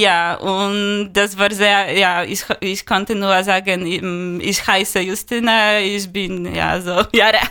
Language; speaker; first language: German; non-native, learner; Polish